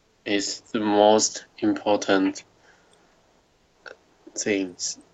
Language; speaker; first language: English; non-native, learner; Chinese